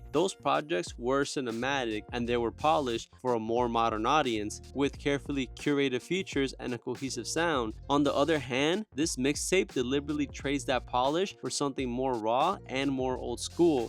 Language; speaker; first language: English; native; English